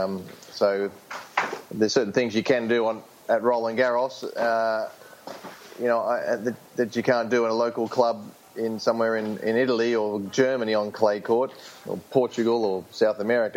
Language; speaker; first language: English; native; English